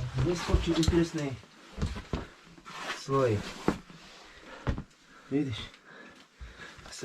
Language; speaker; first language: Russian; non-native, local second language; Chechen